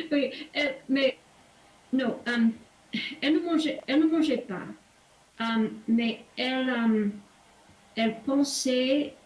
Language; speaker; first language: French; non-native, learner; English